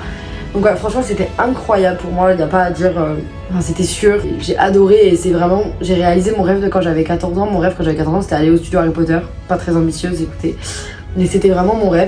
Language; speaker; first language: French; native; French